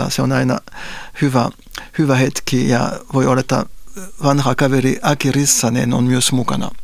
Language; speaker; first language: Finnish; non-native, fluent; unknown